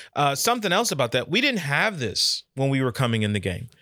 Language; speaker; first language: English; native; English